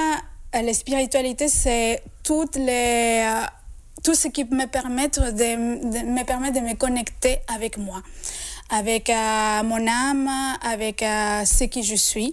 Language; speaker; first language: French; non-native, fluent; Spanish